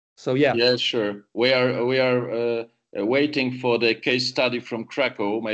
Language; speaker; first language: English; non-native, fluent; Polish